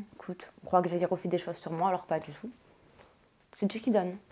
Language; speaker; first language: French; native; French